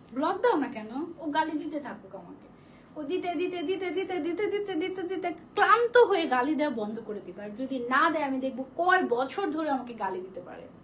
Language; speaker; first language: Bangla; native; Bangla